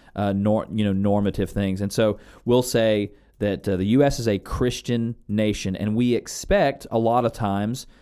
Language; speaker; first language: English; native; English